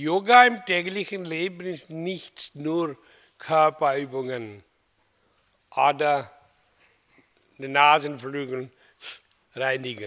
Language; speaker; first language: German; non-native, learner; Hindi